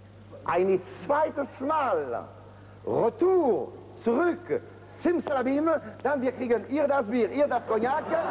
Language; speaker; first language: German; non-native, fluent; French